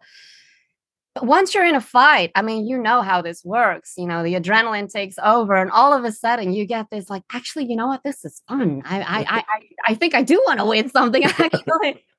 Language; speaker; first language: English; non-native, fluent; Dutch